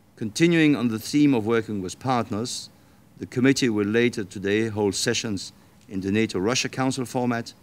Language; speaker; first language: English; non-native, fluent; Danish